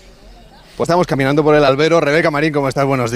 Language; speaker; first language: Spanish; native; Spanish